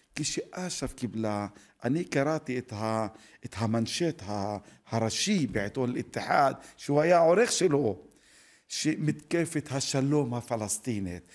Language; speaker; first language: Hebrew; non-native, local second language; Arabic